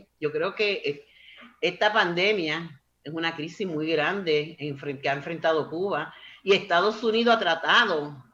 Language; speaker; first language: Spanish; native; Spanish